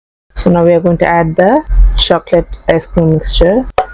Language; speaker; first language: English; non-native, local second language; Tamil